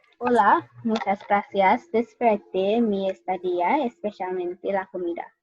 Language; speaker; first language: Spanish; non-native, learner; English